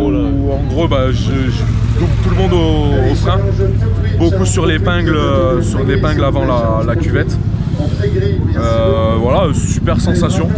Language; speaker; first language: French; native; French